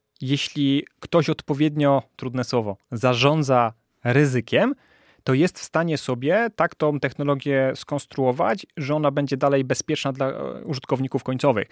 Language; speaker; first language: Polish; native; Polish